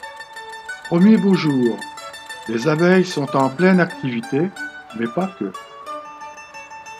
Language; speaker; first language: French; native; French